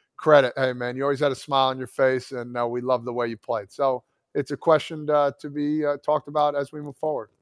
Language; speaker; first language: English; native; English